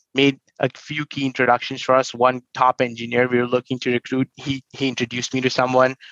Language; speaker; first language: English; non-native, local second language; Hindi